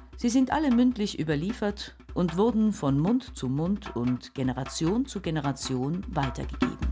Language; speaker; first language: German; native; German